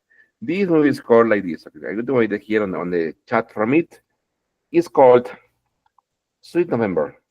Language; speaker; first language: English; non-native, fluent; Spanish